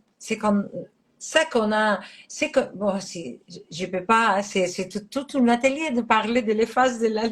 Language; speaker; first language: French; non-native, fluent; Catalan